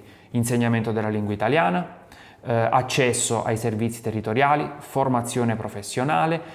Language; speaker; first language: Italian; native; Italian